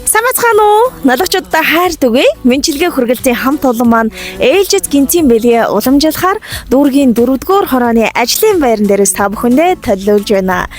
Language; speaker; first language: Mongolian; non-native, local second language; Kazakh